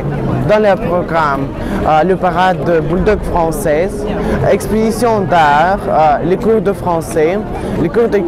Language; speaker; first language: French; non-native, learner; Russian